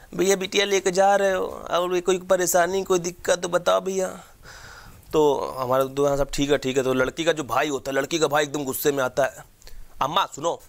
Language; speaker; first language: Hindi; native; Hindi